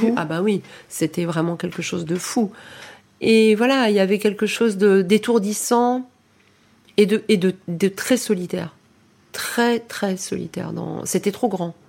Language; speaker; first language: French; early bilingual, heritage; French